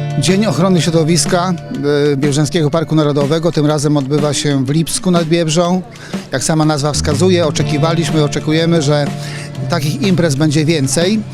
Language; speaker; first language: Polish; native; Polish